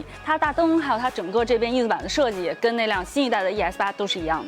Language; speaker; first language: Chinese; native; Chinese